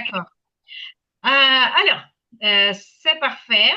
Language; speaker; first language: French; non-native, fluent; Ukrainian